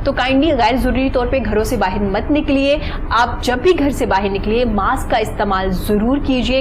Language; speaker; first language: Urdu; native; Urdu